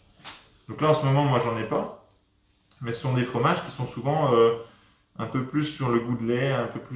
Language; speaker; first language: French; native; French